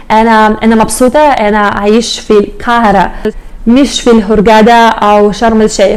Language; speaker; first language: Arabic; non-native, learner; Russian